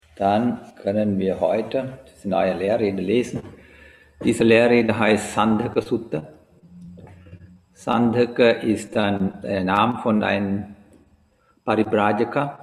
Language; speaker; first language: German; non-native, learner; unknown